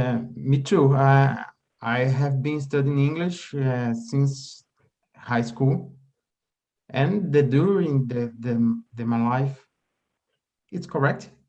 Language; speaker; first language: English; non-native, learner; Portuguese